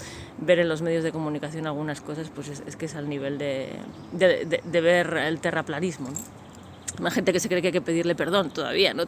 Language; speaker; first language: Spanish; native; Spanish